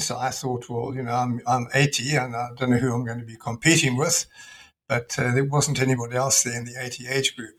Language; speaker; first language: English; native; English